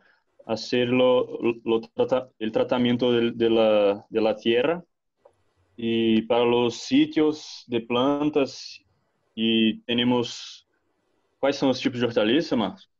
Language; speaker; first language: Spanish; non-native, learner; Portuguese